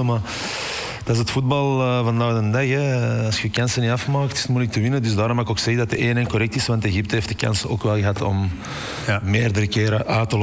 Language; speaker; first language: Dutch; native; Dutch